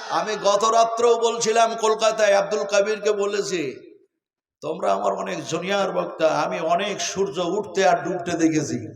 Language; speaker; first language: Bangla; non-native, local second language; Urdu